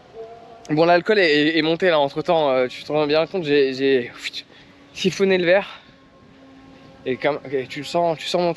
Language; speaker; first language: French; native; French